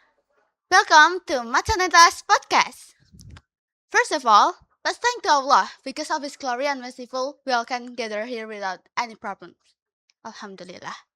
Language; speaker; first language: English; non-native, learner; Indonesian